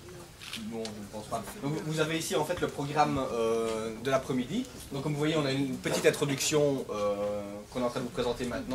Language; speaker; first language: French; native; French